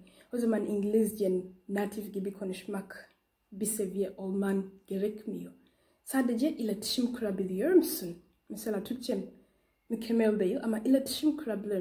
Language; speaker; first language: Turkish; non-native, learner; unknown